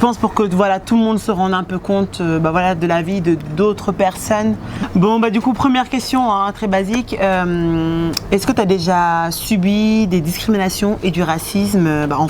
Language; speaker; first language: French; native; French